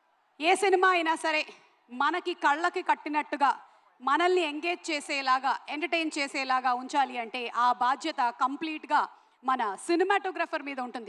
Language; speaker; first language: Telugu; native; Telugu